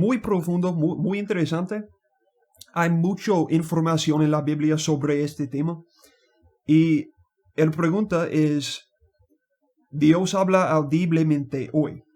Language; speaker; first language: Spanish; non-native, learner; English